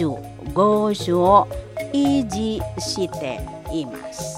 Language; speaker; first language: Japanese; non-native, fluent; Indonesian